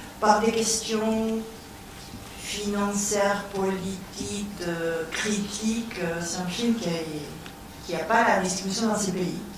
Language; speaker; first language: French; non-native, fluent; Spanish